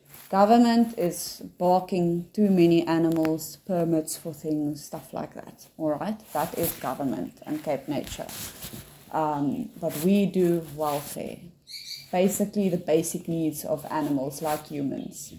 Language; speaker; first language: English; non-native, local second language; Afrikaans